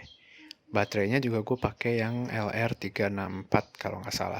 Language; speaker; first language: Indonesian; native; Indonesian